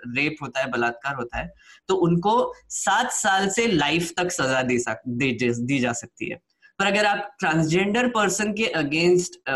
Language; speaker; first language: Hindi; non-native, local second language; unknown